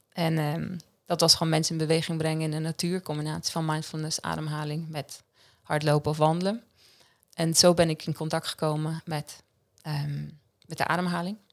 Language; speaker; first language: Dutch; non-native, fluent; Swiss German